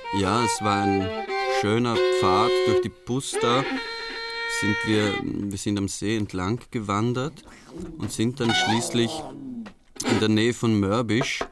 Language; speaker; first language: German; native; German